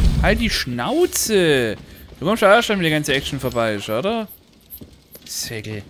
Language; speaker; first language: German; native; German